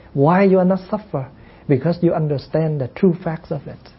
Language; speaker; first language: English; non-native, fluent; Vietnamese